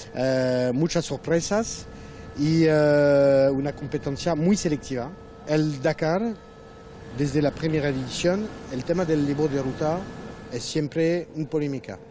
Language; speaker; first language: Spanish; non-native, fluent; French